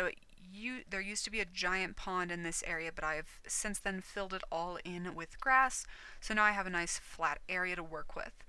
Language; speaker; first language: English; native; English